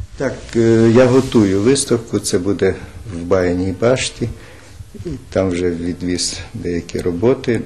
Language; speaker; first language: Ukrainian; native; Ukrainian